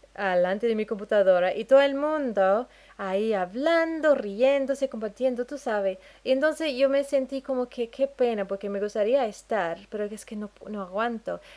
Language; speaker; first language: Spanish; non-native, fluent; English